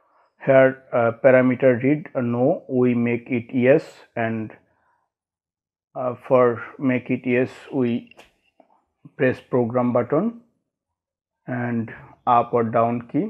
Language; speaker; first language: English; non-native, learner; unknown